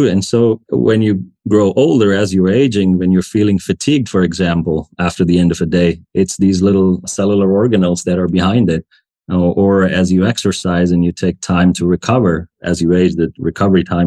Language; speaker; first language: English; non-native, local second language; Hindi